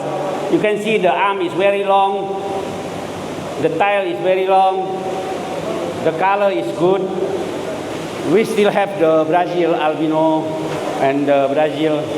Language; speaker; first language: English; non-native, learner; Indonesian